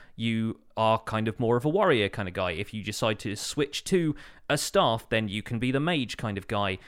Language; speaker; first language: English; native; English